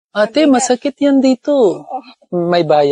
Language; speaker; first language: Filipino; non-native, learner; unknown